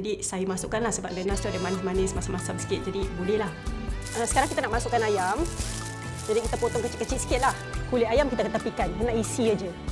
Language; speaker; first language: Malay; native; Malay